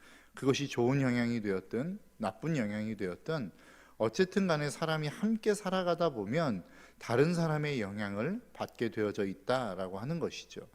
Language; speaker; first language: Korean; native; Korean